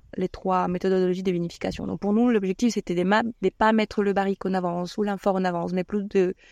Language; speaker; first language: French; non-native, fluent; Spanish